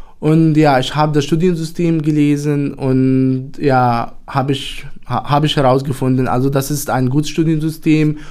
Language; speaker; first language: German; non-native, fluent; Arabic